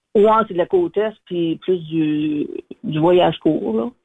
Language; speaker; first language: French; native; French